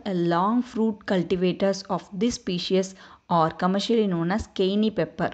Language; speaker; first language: English; non-native, local second language; Tamil